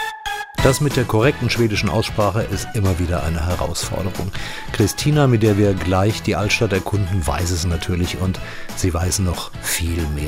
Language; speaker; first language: German; native; German